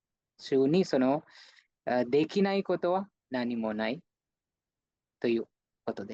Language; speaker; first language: Japanese; non-native, fluent; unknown